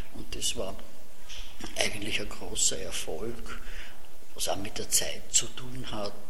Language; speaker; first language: German; non-native, local second language; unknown